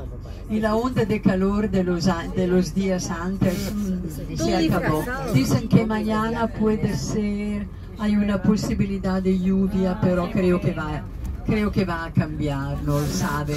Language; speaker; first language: Spanish; non-native, fluent; Italian